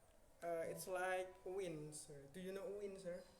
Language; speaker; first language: English; non-native, learner; Indonesian